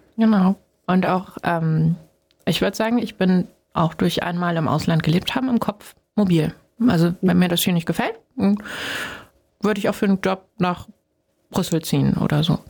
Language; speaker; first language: German; native; German